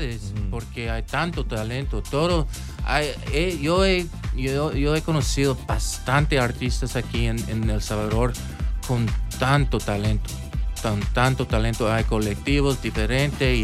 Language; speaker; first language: Spanish; early bilingual, heritage; English